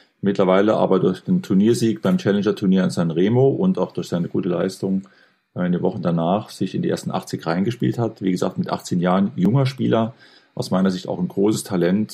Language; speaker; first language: German; native; German